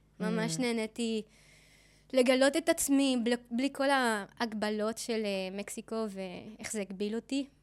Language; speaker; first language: Hebrew; non-native, fluent; Spanish